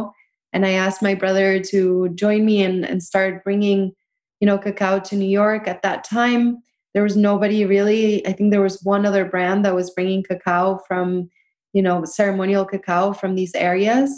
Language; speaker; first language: English; early bilingual, other home language; Spanish